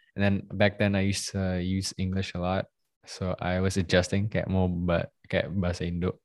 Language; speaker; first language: English; non-native, fluent; Indonesian